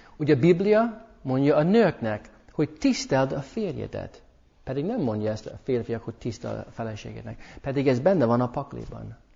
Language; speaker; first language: Hungarian; early bilingual, heritage; English